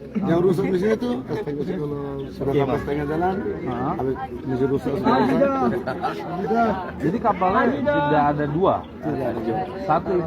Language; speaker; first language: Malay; non-native, learner; Rohingya